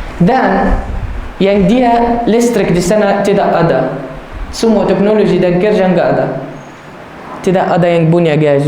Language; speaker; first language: Indonesian; non-native, learner; Arabic